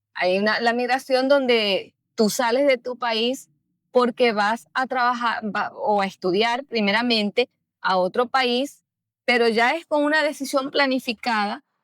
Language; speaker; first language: Spanish; native; Spanish